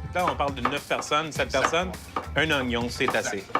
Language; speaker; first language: French; native; French